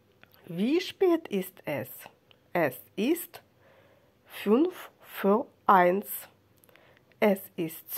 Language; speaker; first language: German; non-native, fluent; Russian